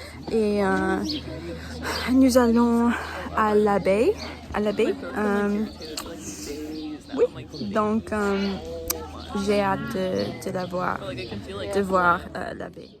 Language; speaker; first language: French; non-native, learner; English